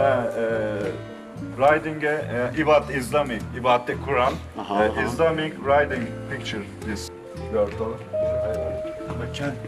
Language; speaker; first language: English; non-native, learner; Turkish